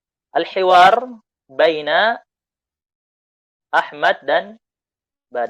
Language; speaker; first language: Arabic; non-native, fluent; Indonesian